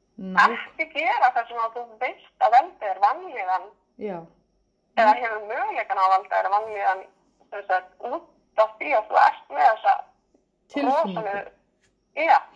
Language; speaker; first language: Icelandic; non-native, fluent; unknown